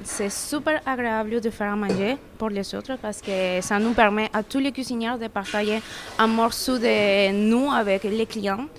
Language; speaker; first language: French; non-native, fluent; Spanish